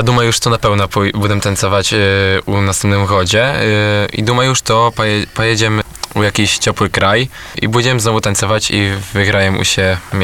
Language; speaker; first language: Polish; non-native, local second language; Belarusian